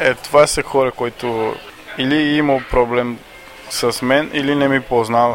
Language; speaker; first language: Bulgarian; non-native, learner; Portuguese